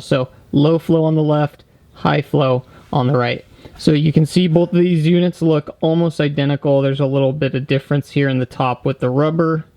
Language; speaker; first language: English; native; English